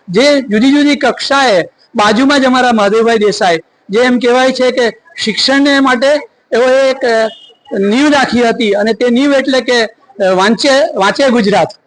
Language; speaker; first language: Gujarati; native; Gujarati